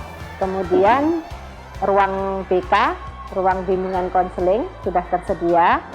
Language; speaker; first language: Indonesian; native; Indonesian